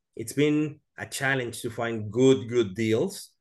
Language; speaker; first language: English; non-native, fluent; Spanish